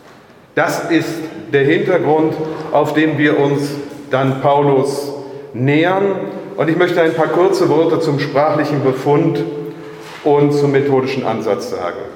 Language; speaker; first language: German; native; German